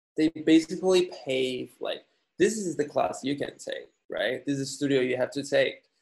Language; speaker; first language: English; non-native, fluent; Chinese